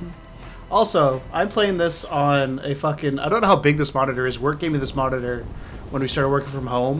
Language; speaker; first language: English; native; English